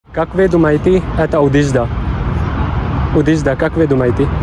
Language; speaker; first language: Russian; non-native, learner; Urdu